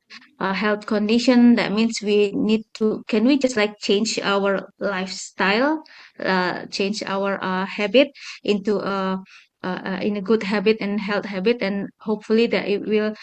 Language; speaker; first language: English; non-native, fluent; Indonesian